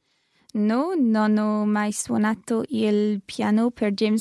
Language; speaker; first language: Italian; non-native, learner; English